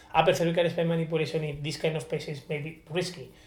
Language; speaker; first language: English; non-native, learner; Spanish